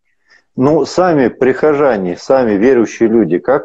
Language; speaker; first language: Russian; native; Russian